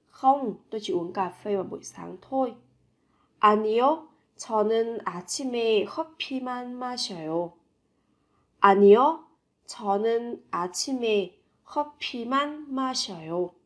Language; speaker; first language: Korean; non-native, fluent; Vietnamese